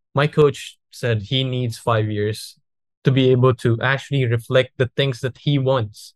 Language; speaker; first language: English; non-native, local second language; Filipino